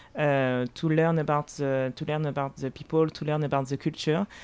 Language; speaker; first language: English; non-native, fluent; French